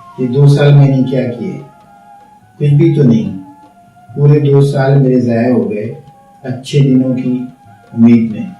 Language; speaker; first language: Urdu; native; Urdu